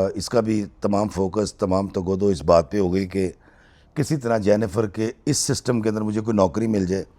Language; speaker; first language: Urdu; native; Urdu